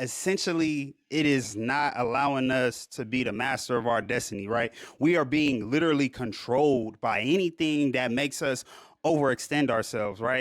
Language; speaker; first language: English; native; English